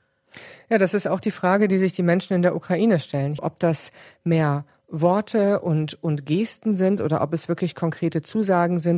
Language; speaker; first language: German; native; German